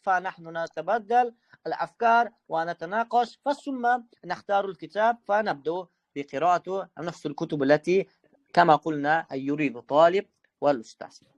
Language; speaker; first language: Arabic; non-native, fluent; Uzbek